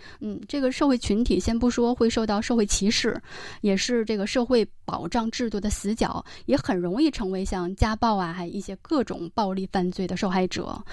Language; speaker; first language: Chinese; native; Chinese